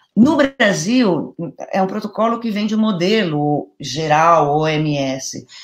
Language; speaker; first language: Portuguese; non-native, fluent; Italian